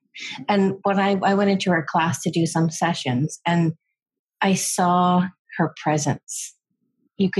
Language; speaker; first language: English; native; English